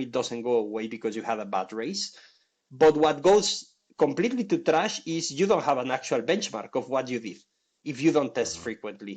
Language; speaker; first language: English; non-native, fluent; Spanish